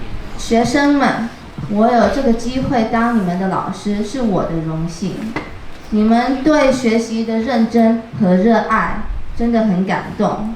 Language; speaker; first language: Chinese; early bilingual, heritage; Chinese